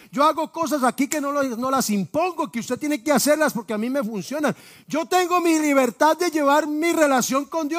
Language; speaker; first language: Spanish; native; Spanish